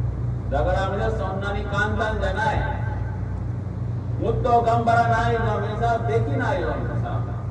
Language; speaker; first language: Japanese; non-native, learner; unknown